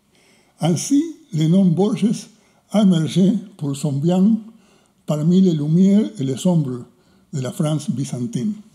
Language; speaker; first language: French; non-native, fluent; Spanish